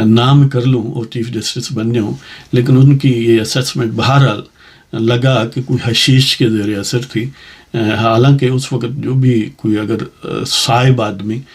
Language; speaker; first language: Urdu; non-native, local second language; Punjabi